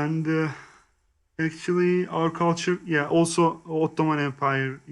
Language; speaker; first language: English; non-native, learner; Turkish